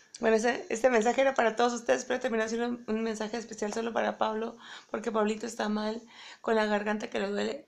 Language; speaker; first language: Spanish; native; Spanish